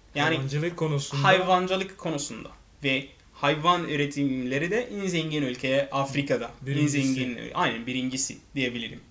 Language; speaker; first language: Turkish; non-native, fluent; Arabic